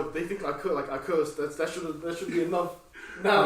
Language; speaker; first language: English; native; English